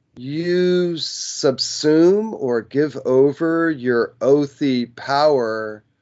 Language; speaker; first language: English; native; English